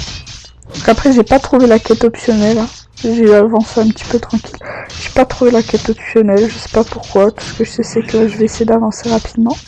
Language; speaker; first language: French; native; French